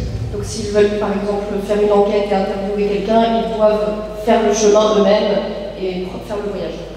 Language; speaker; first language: French; native; French